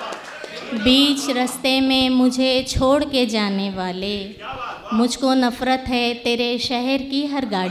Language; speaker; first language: Hindi; native; Hindi